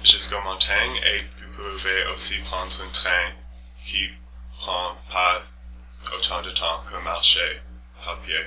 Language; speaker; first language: French; non-native, learner; English